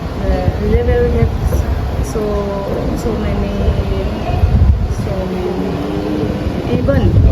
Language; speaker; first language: English; non-native, learner; Indonesian